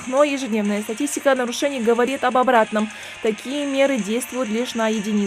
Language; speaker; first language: Russian; native; Russian